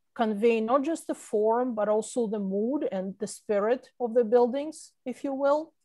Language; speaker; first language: English; non-native, fluent; Russian